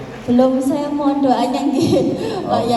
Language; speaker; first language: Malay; non-native, local second language; Javanese